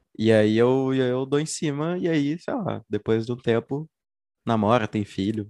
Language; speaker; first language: Portuguese; native; Portuguese